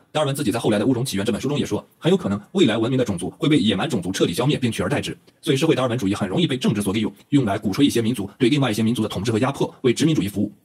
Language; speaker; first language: Chinese; native; Chinese